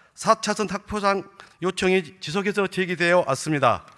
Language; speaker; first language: Korean; native; Korean